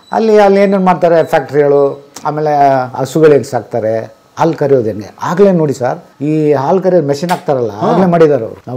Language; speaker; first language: Kannada; non-native, local second language; Tamil